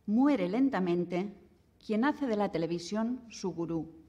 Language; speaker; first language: Spanish; non-native, local second language; Catalan